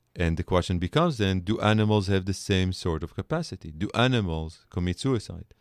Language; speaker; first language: English; non-native, fluent; Hebrew